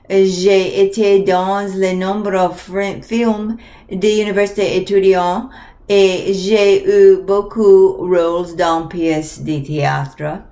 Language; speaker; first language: French; non-native, learner; English